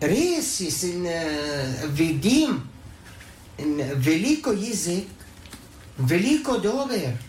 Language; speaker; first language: Slovenian; non-native, learner; Arabic